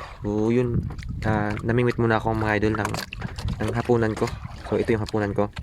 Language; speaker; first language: Filipino; non-native, local second language; Cebuano